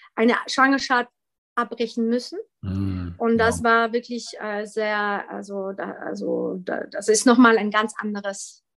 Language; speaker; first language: German; early bilingual, other home language; Polish